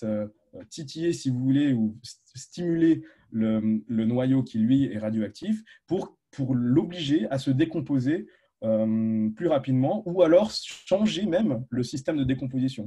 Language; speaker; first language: French; native; French